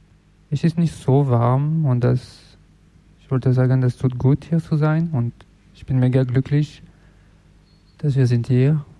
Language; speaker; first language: German; non-native, fluent; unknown